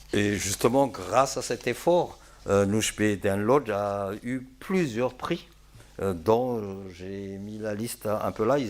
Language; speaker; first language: French; non-native, local second language; Malagasy